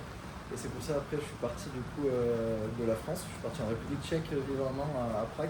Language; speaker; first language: French; native; French